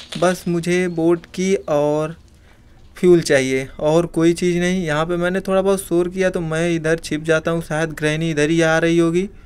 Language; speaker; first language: Hindi; native; Hindi